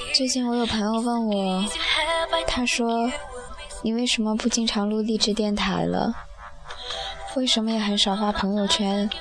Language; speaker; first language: Chinese; native; Chinese